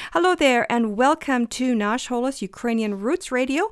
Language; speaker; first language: English; early bilingual, other home language; Ukrainian